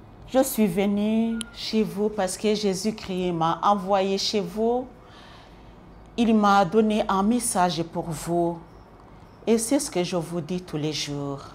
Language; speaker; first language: French; non-native, local second language; Kinyarwanda